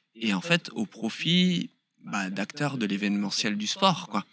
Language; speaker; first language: French; native; French